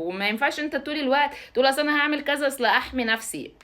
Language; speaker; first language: Arabic; native; Arabic